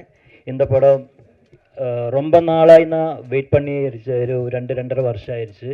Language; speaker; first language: Tamil; non-native, learner; Malayalam